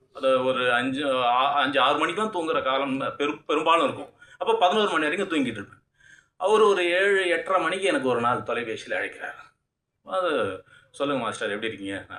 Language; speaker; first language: Tamil; native; Tamil